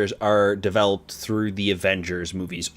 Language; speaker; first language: English; native; English